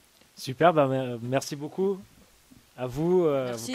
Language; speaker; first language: French; native; French